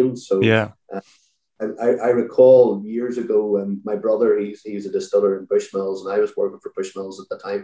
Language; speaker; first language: English; native; English